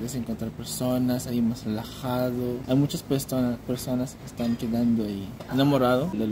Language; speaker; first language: Spanish; non-native, fluent; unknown